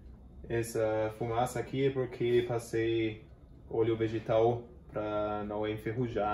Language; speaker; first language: Portuguese; non-native, fluent; German